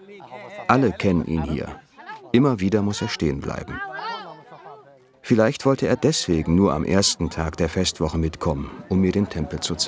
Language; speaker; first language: German; native; German